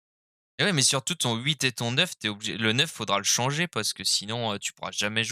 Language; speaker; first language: French; native; French